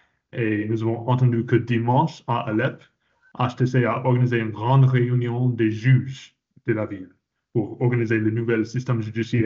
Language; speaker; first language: French; non-native, fluent; English